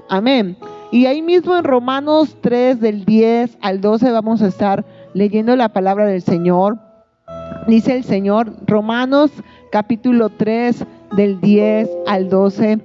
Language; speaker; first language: Spanish; native; Spanish